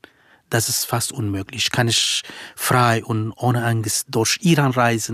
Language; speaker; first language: German; non-native, fluent; Kurdish